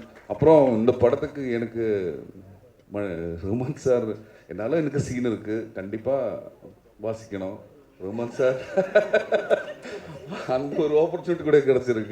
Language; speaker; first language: Tamil; non-native, learner; Malayalam